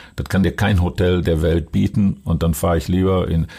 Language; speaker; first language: German; native; German